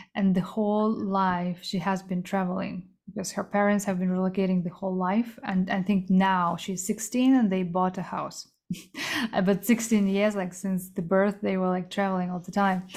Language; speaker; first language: English; early bilingual, other home language; Korean